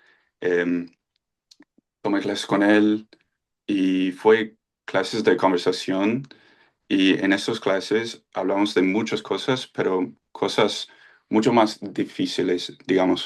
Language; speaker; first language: Spanish; non-native, fluent; English